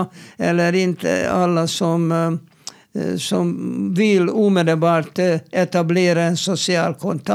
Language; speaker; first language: Swedish; non-native, fluent; Hungarian